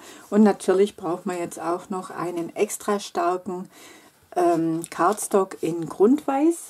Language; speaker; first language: German; native; German